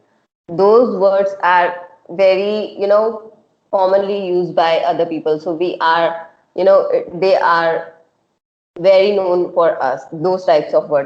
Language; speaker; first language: English; non-native, local second language; Hindi